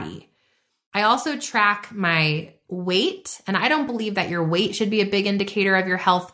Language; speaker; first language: English; native; English